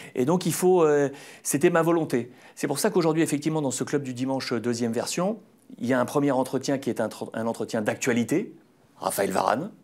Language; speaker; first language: French; native; French